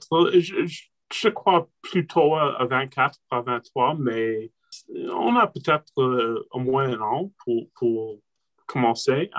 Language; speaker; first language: French; non-native, local second language; English